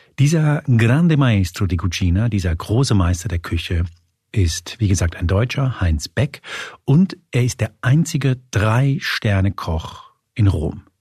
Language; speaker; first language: German; early bilingual, other home language; Spanish